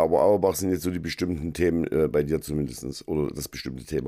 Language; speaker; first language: German; native; German